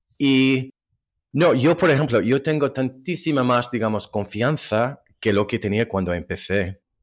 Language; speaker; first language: Spanish; non-native, fluent; English